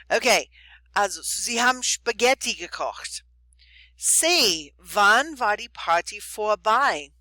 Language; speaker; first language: German; non-native, fluent; English